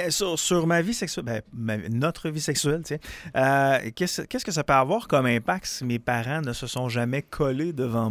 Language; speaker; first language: French; native; French